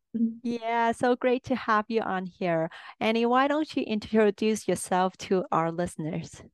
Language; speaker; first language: English; early bilingual, other home language; Cantonese